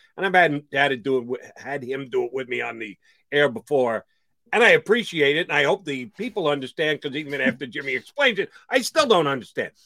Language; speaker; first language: English; native; English